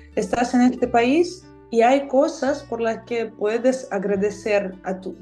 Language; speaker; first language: Spanish; non-native, fluent; Russian